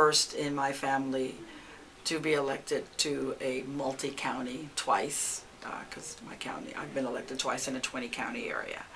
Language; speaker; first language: English; early bilingual, other home language; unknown